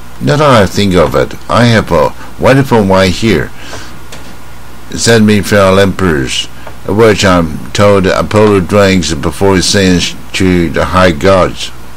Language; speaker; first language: English; non-native, fluent; Chinese